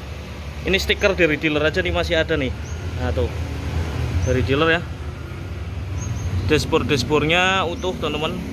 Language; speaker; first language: Indonesian; native; Indonesian